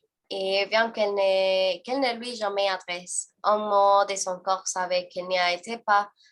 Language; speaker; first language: French; non-native, learner; Spanish